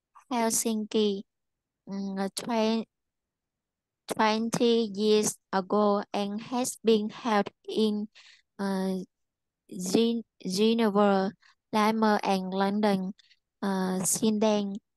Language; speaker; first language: English; non-native, learner; Vietnamese